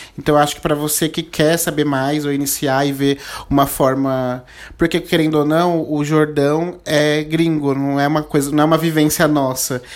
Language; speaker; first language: Portuguese; native; Portuguese